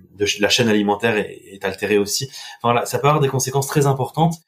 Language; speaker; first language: French; non-native, local second language; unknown